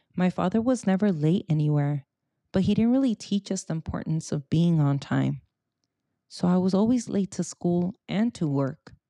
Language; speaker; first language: English; early bilingual, other home language; Spanish